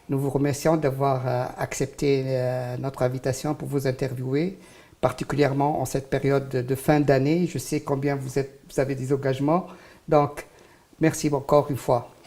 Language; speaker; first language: French; non-native, local second language; Arabic